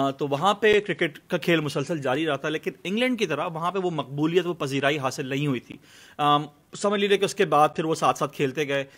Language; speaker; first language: Urdu; native; Urdu